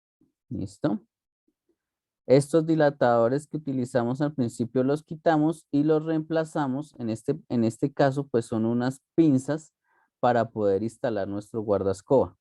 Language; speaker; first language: Spanish; native; Spanish